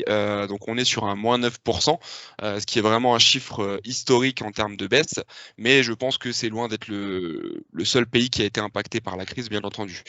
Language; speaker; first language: French; native; French